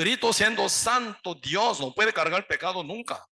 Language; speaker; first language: Spanish; non-native, learner; Korean